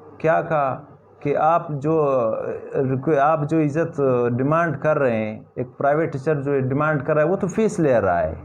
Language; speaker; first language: Urdu; non-native, local second language; Pashto